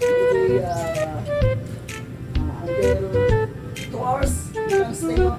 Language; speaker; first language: English; non-native, learner; Filipino